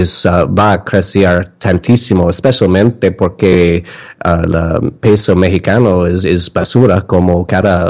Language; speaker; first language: Spanish; non-native, learner; English